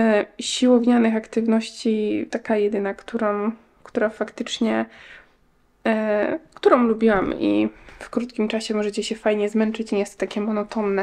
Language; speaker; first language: Polish; native; Polish